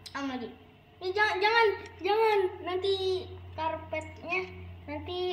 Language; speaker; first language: Indonesian; native; Indonesian